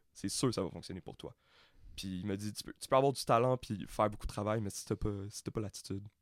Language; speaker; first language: French; native; French